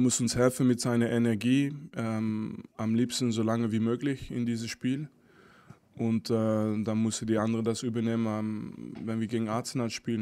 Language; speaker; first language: German; non-native, fluent; French